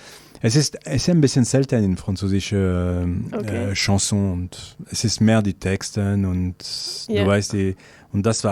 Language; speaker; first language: German; non-native, learner; French